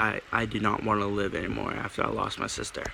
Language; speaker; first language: English; native; English